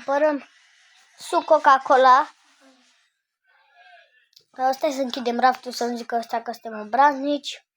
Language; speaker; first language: Romanian; native; Romanian